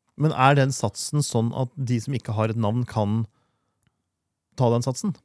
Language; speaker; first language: Norwegian; native; Norwegian